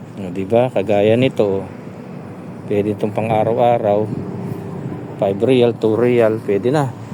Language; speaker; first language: Filipino; non-native, local second language; Pampanga